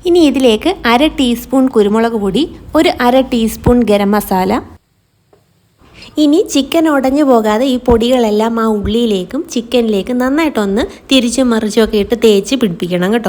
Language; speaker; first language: Malayalam; native; Malayalam